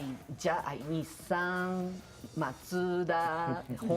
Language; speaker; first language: Spanish; non-native, learner; Japanese